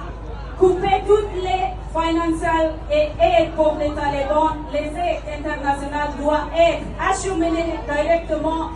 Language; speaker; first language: French; non-native, fluent; Persian